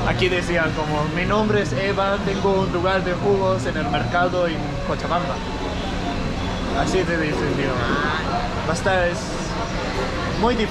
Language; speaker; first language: Spanish; non-native, learner; Danish